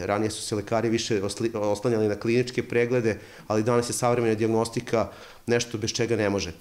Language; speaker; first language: Serbian; native; Serbian